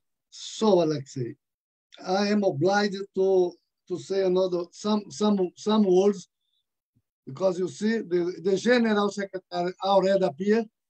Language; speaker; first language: English; non-native, fluent; Portuguese